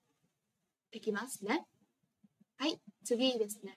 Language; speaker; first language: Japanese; non-native, fluent; Vietnamese